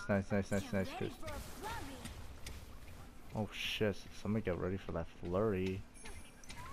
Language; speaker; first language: English; native; English